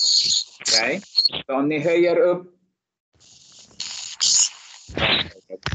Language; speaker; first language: Swedish; non-native, fluent; Arabic